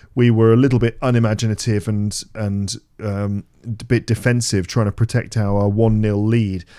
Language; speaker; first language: English; native; English